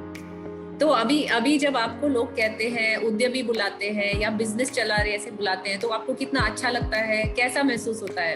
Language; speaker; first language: Hindi; native; Hindi